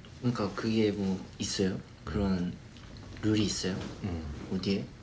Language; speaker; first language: Korean; non-native, fluent; Japanese